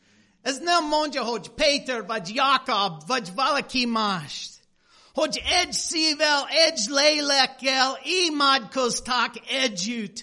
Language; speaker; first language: Hungarian; non-native, fluent; English